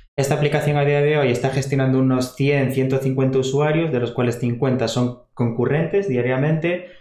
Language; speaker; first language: Spanish; native; Spanish